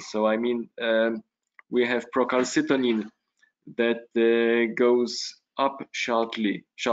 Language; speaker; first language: English; non-native, fluent; Polish